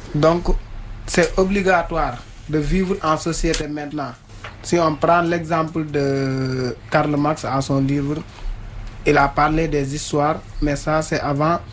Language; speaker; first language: French; non-native, local second language; Wolof